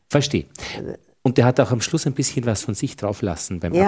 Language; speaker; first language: German; native; German